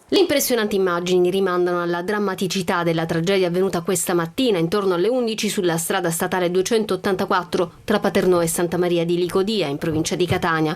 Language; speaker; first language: Italian; native; Italian